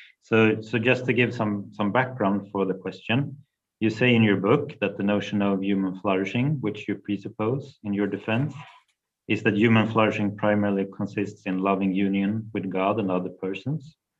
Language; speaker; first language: English; non-native, fluent; Swedish